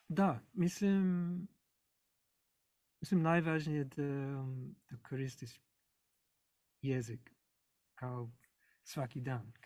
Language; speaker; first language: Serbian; non-native, learner; English